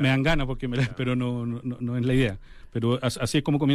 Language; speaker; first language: Spanish; native; Spanish